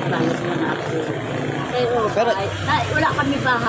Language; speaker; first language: Filipino; non-native, local second language; Cebuano